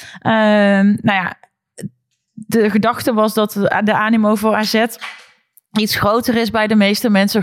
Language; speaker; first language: Dutch; native; Dutch